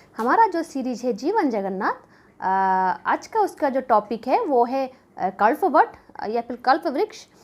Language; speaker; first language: Hindi; non-native, local second language; Bangla